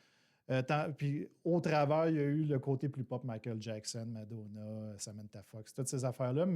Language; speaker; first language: French; native; French